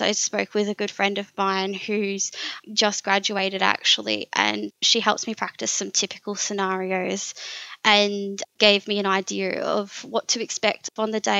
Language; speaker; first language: English; native; English